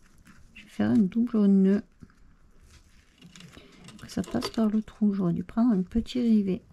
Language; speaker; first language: French; native; French